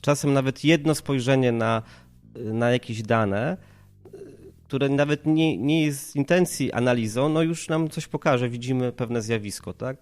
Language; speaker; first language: Polish; native; Polish